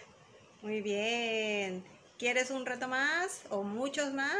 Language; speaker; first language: Spanish; native; Spanish